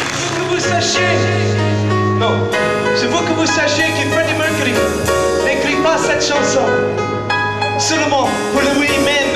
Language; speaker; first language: French; non-native, fluent; English